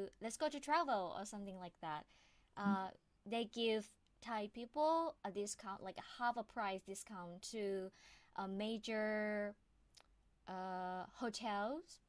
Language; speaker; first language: English; non-native, fluent; Thai